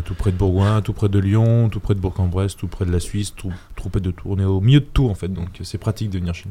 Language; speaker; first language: French; native; French